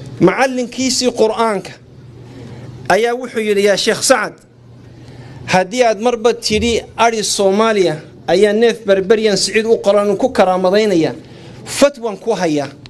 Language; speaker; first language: Somali; early bilingual, heritage; Somali